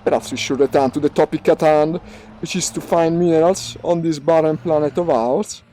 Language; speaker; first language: English; non-native, fluent; Italian